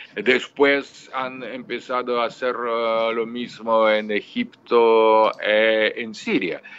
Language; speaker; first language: Spanish; non-native, fluent; Russian